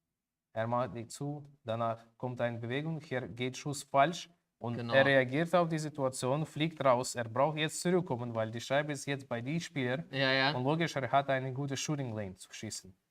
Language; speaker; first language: German; non-native, learner; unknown